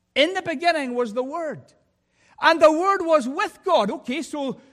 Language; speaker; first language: English; native; English